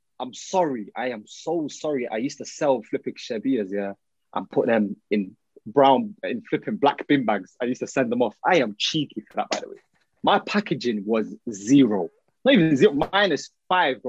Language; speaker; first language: English; early bilingual, other home language; Arabic